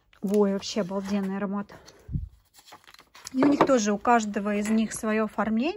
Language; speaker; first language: Russian; native; Russian